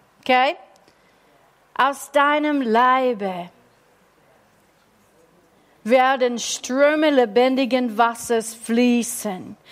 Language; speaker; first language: German; non-native, fluent; English